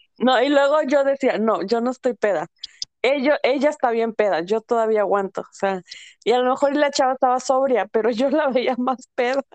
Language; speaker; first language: Spanish; early bilingual, heritage; Spanish